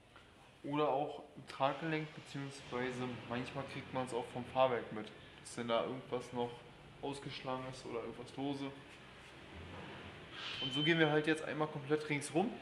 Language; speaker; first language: German; native; German